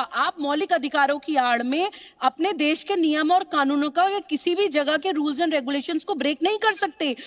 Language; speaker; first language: Hindi; native; Hindi